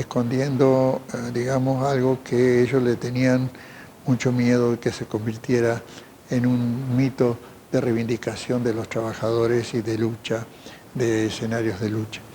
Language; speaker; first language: Spanish; native; Spanish